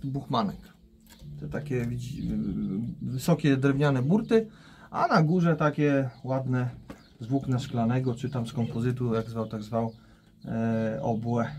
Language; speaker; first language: Polish; native; Polish